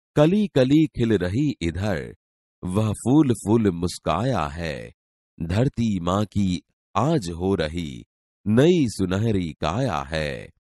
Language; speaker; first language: Hindi; non-native, local second language; Gujarati